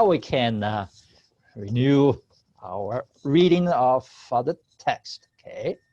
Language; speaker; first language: English; non-native, fluent; Chinese